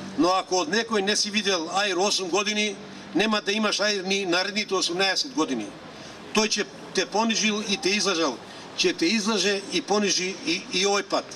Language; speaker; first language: Macedonian; non-native, local second language; Romany